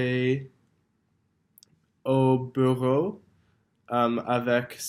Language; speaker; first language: French; non-native, learner; English